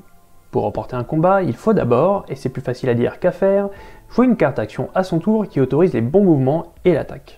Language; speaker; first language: French; native; French